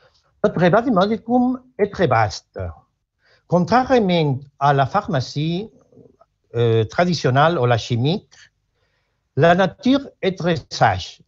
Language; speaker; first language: French; non-native, learner; Spanish